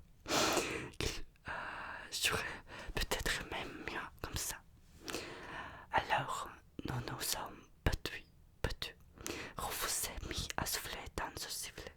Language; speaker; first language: French; non-native, learner; Russian